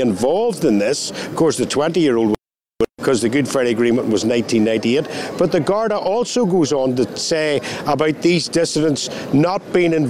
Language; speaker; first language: English; native; English